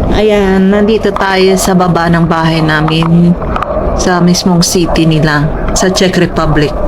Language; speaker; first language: Filipino; non-native, local second language; Pangasinan